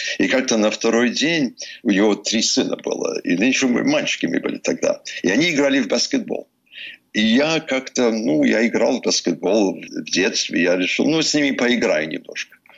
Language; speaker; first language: Russian; early bilingual, heritage; English